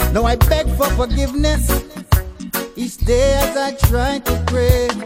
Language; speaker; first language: English; non-native, local second language; Akan